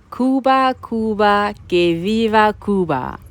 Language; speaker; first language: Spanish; non-native, learner; French